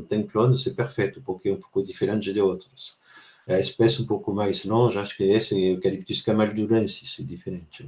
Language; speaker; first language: Portuguese; non-native, fluent; French